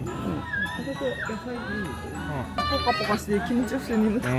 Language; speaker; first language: Japanese; native; Japanese